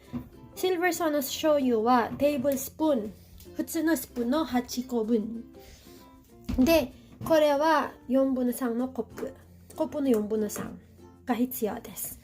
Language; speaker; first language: Japanese; non-native, fluent; Filipino